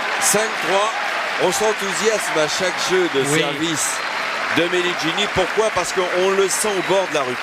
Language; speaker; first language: French; native; French